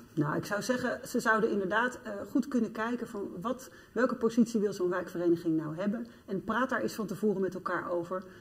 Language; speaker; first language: Dutch; native; Dutch